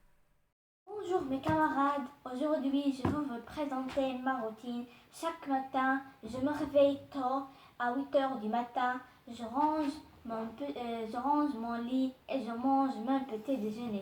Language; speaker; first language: French; non-native, local second language; Arabic